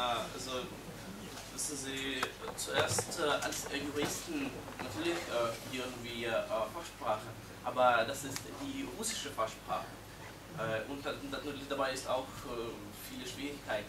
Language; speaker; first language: German; non-native, learner; Russian